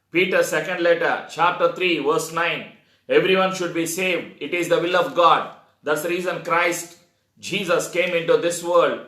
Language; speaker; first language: English; non-native, local second language; Telugu